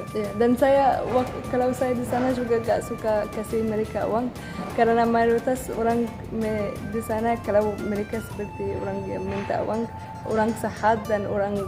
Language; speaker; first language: Indonesian; non-native, fluent; Arabic